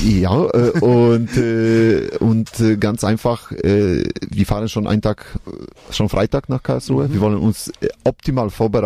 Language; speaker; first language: German; non-native, learner; Polish